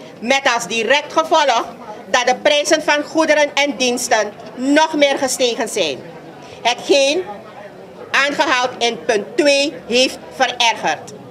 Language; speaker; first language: Dutch; native; Dutch